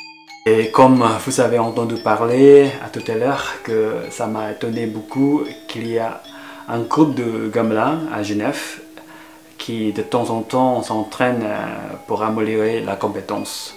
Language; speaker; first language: French; non-native, learner; Indonesian